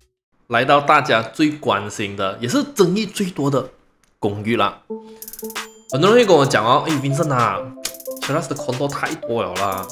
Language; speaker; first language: Chinese; native; Chinese